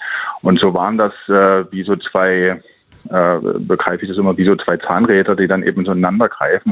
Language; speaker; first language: German; native; German